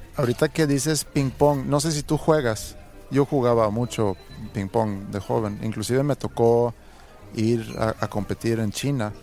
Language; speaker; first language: Spanish; non-native, fluent; Swedish